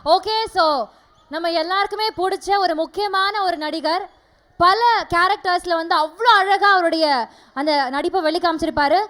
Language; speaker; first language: Tamil; native; Tamil